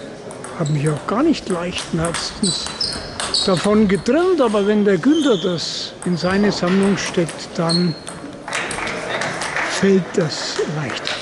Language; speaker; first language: German; native; German